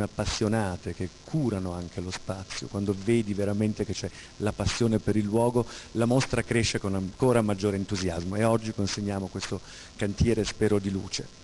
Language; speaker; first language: Italian; native; Italian